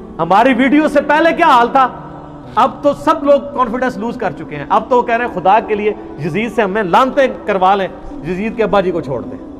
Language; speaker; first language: Urdu; non-native, local second language; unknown